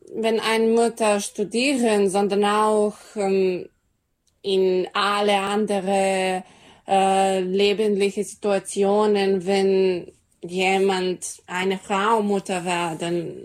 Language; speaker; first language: German; non-native, learner; Serbian